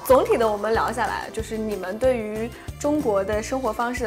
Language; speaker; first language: Chinese; native; Chinese